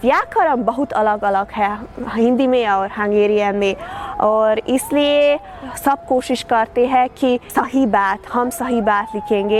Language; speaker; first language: Hindi; non-native, learner; Hungarian